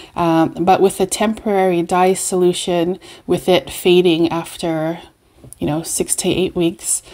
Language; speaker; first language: English; native; English